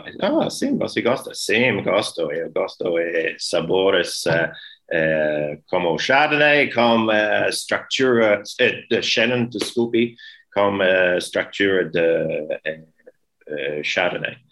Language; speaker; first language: Portuguese; non-native, learner; English